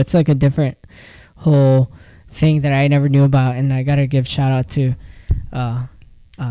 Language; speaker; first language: English; early bilingual, other home language; Spanish